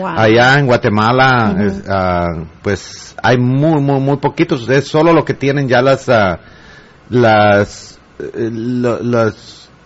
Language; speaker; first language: Spanish; native; Spanish